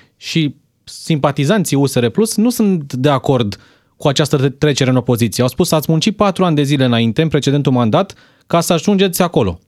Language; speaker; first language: Romanian; native; Romanian